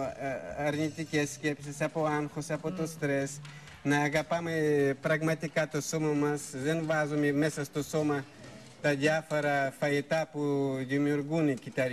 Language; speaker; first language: Greek; non-native, fluent; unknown